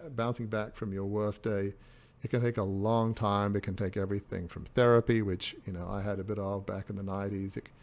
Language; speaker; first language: English; native; English